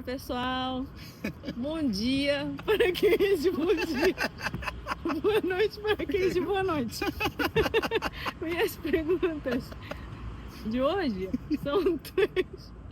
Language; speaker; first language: Portuguese; non-native, fluent; Japanese